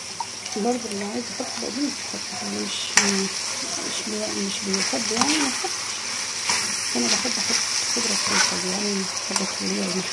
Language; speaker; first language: Arabic; native; Arabic